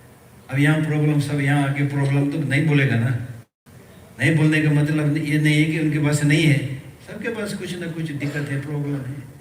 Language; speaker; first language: Hindi; early bilingual, other home language; Tibetan